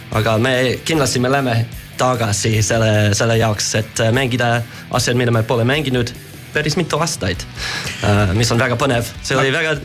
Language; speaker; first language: Estonian; non-native, learner; English